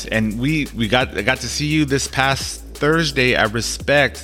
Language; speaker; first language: English; native; English